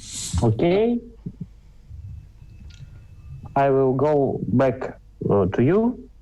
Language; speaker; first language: English; non-native, learner; Russian